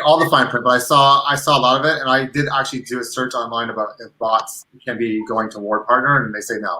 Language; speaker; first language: English; native; English